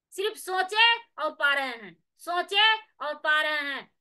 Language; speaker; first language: Hindi; native; Hindi